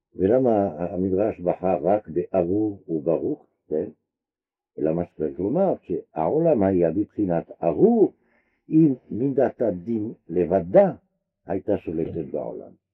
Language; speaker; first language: Hebrew; non-native, fluent; French